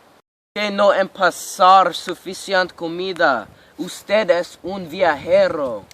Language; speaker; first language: Spanish; non-native, learner; English